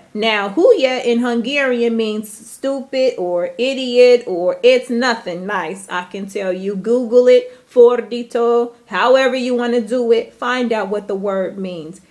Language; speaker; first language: English; native; English